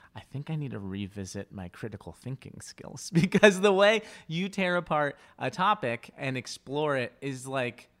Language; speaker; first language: English; early bilingual, other home language; Spanish